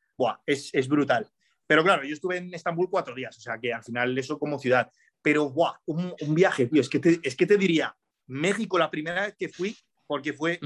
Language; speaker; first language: Spanish; early bilingual, other home language; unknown